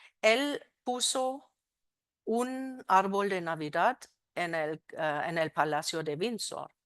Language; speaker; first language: Spanish; non-native, fluent; German